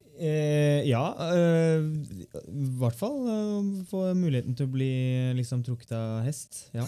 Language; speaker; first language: Norwegian; early bilingual, other home language; Turkish